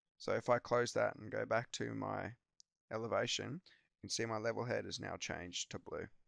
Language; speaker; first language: English; native; English